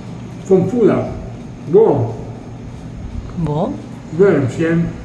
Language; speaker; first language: Chinese; non-native, fluent; Italian